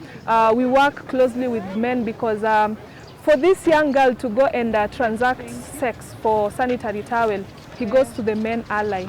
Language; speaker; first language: English; non-native, local second language; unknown